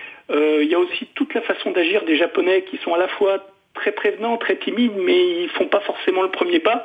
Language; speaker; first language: French; native; French